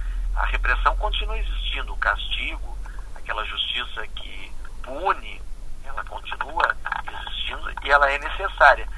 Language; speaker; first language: Portuguese; native; Portuguese